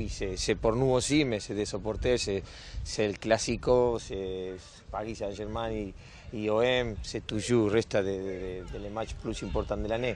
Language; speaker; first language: French; non-native, learner; Spanish